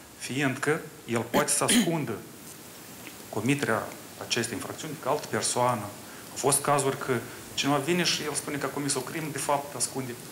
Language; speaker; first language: Romanian; native; Romanian